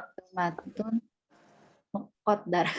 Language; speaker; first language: Arabic; non-native, learner; Indonesian